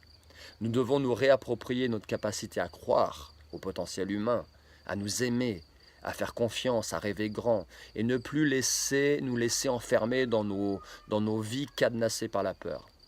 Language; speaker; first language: French; native; French